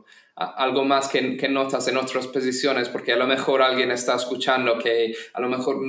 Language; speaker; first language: Spanish; non-native, fluent; English